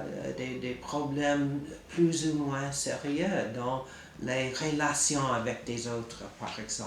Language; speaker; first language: French; non-native, fluent; English